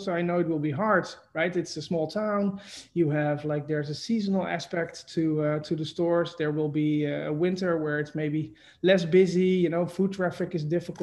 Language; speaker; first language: English; non-native, fluent; Dutch